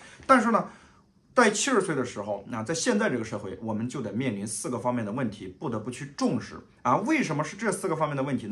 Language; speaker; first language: Chinese; native; Chinese